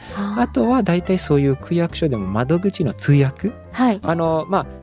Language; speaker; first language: Japanese; non-native, fluent; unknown